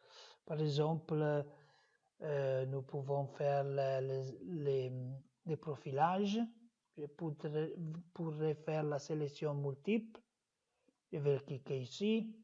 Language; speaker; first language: French; non-native, fluent; Italian